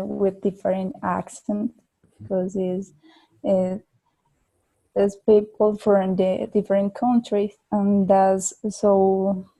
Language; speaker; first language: English; non-native, learner; Spanish